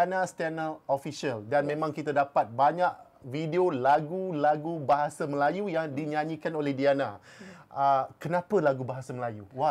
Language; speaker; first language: Malay; native; Malay